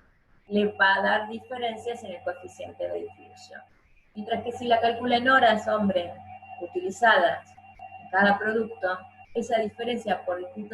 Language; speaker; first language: Spanish; native; Spanish